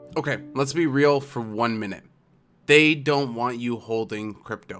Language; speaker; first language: English; native; English